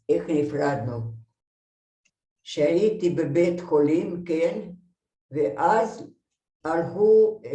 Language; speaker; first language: Hebrew; non-native, fluent; Hungarian